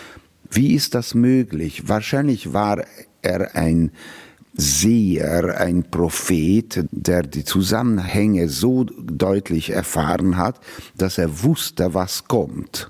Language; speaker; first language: German; non-native, fluent; Hungarian